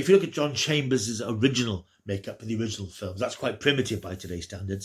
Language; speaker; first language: English; native; English